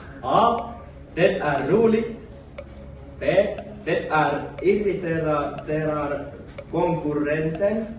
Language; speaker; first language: Swedish; non-native, learner; Finnish